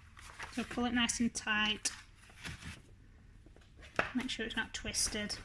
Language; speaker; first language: English; native; English